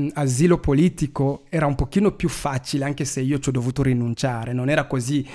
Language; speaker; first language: Italian; non-native, fluent; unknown